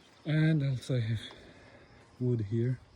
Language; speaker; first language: English; non-native, learner; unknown